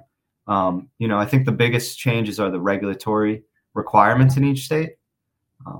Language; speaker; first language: English; native; English